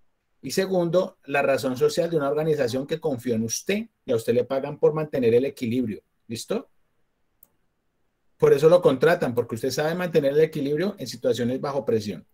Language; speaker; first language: Spanish; native; Spanish